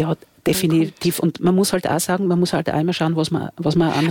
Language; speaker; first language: German; native; German